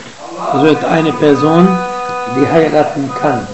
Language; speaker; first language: German; non-native, fluent; Arabic